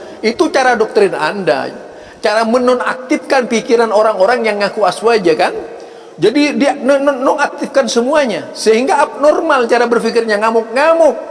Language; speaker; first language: Indonesian; non-native, local second language; Madurese